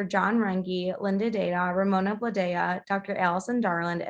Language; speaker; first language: English; native; English